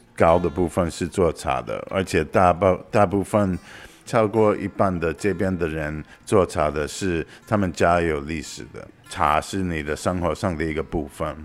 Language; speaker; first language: Chinese; non-native, fluent; English